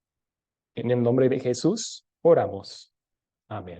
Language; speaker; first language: Spanish; non-native, fluent; English